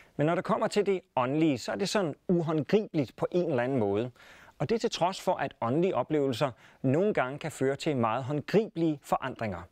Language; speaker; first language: Danish; native; Danish